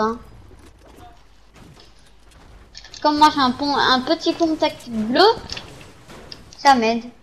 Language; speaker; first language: French; native; French